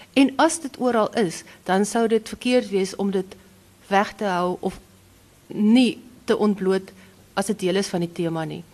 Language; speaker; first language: Afrikaans; native; Afrikaans